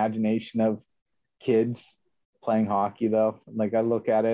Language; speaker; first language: English; native; English